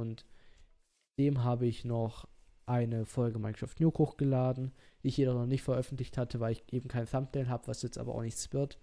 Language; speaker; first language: German; native; German